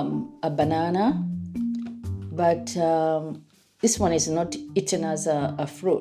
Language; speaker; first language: English; non-native, local second language; Ganda